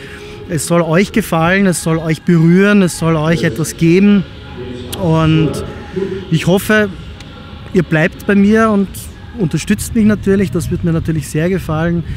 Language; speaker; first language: German; native; German